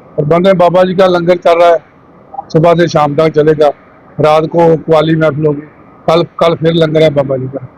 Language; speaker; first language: Hindi; non-native, local second language; Punjabi